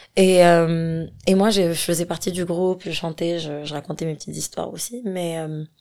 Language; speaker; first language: French; non-native, local second language; Arabic